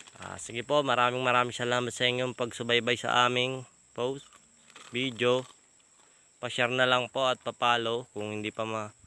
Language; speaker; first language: Filipino; native; Filipino